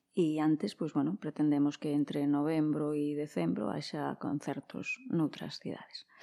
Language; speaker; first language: Galician; native; Galician